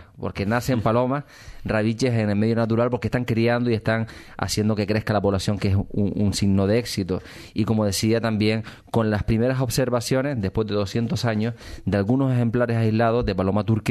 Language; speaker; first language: Spanish; native; Spanish